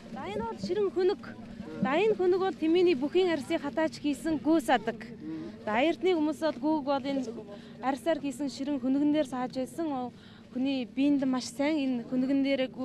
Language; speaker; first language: Mongolian; non-native, local second language; Kazakh